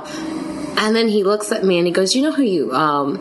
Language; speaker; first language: English; native; English